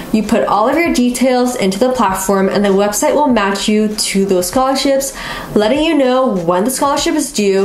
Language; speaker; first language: English; native; English